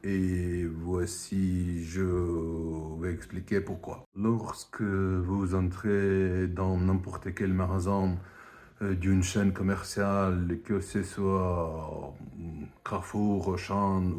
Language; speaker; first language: French; non-native, fluent; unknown